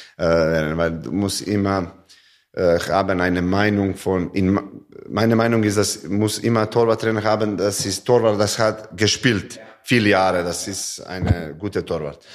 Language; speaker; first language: German; non-native, learner; Serbian